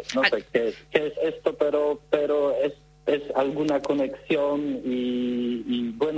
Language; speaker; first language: Spanish; non-native, learner; Polish